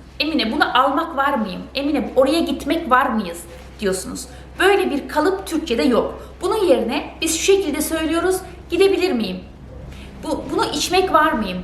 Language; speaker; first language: Turkish; native; Turkish